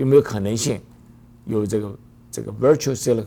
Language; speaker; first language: Chinese; native; Chinese